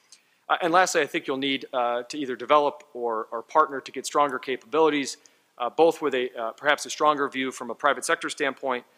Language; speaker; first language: English; native; English